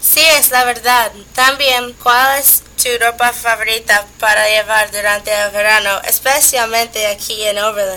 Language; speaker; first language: Spanish; non-native, learner; English